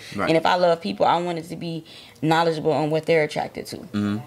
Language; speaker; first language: English; native; English